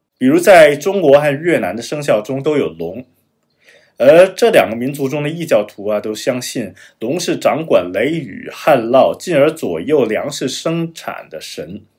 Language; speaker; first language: Chinese; non-native, fluent; German